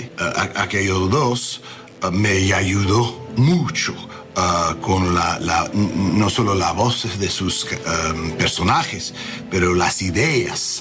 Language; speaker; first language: Spanish; non-native, learner; English